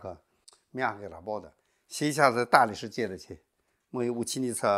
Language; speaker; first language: Russian; non-native, learner; Chinese